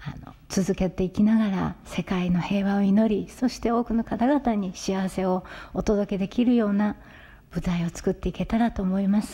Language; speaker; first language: Japanese; native; Japanese